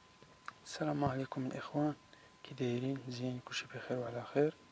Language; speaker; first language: Arabic; native; Arabic